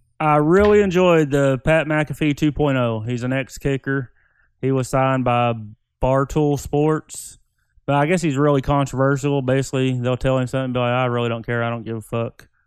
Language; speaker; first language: English; native; English